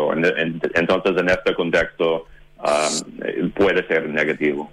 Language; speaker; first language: Spanish; non-native, fluent; English